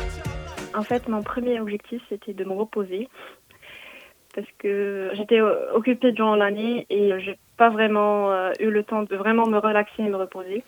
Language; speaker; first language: French; non-native, local second language; Arabic